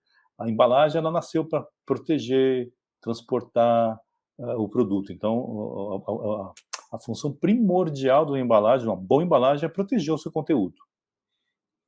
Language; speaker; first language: Portuguese; native; Portuguese